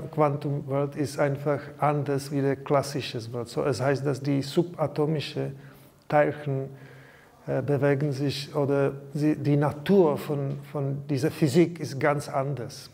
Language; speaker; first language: German; non-native, learner; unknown